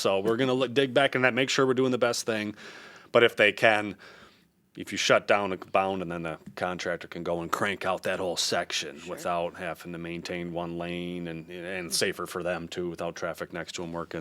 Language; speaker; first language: English; native; English